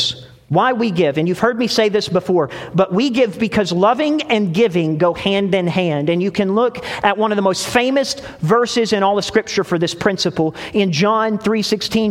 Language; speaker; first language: English; native; English